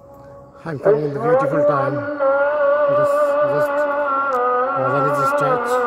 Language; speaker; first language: English; non-native, learner; Nepali